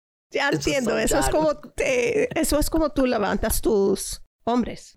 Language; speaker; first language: Spanish; non-native, learner; English